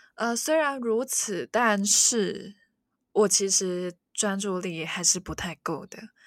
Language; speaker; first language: Chinese; non-native, local second language; Cantonese